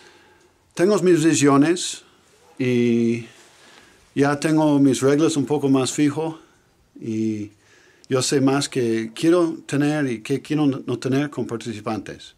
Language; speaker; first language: Spanish; non-native, fluent; English